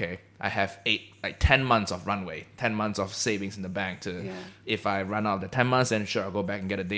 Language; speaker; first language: English; non-native, local second language; Cantonese